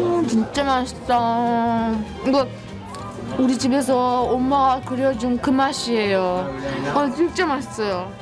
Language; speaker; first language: Korean; non-native, fluent; Uzbek